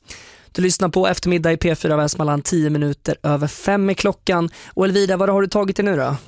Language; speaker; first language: Swedish; native; Swedish